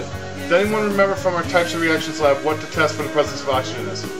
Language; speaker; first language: English; native; English